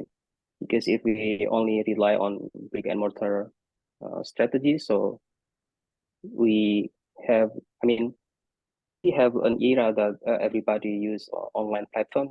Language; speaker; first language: English; non-native, fluent; Indonesian